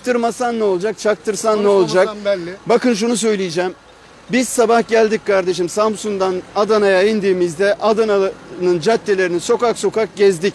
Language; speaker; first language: Turkish; native; Turkish